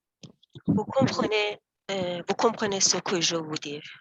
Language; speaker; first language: French; non-native, learner; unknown